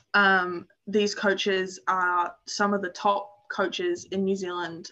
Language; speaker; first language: English; native; English